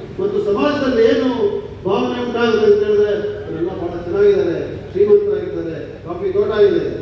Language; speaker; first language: Kannada; non-native, local second language; Kodava